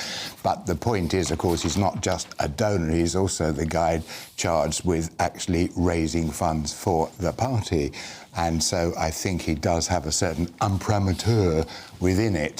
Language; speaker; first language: English; native; English